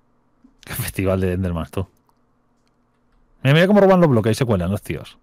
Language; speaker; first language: Spanish; native; Spanish